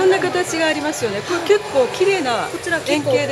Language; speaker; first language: Japanese; native; Japanese